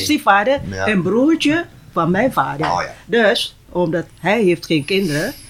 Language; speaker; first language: Dutch; non-native, local second language; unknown